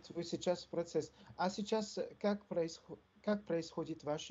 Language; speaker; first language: Russian; non-native, learner; French